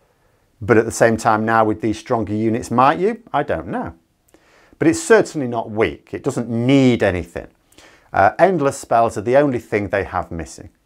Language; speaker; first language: English; native; English